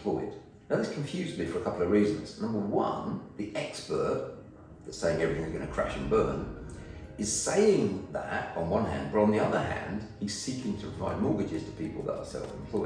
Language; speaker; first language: English; native; English